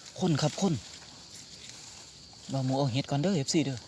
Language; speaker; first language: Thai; non-native, local second language; Northeastern Thai